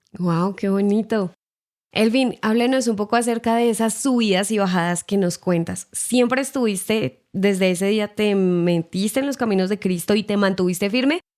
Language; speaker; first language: Spanish; native; Spanish